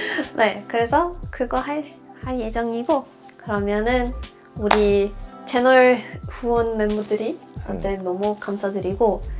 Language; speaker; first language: Korean; non-native, fluent; Swedish